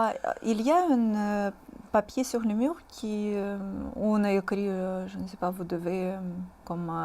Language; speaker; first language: French; non-native, fluent; Russian